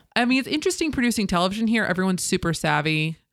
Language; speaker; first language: English; native; English